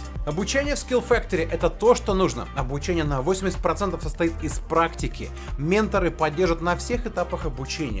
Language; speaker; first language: Russian; native; Russian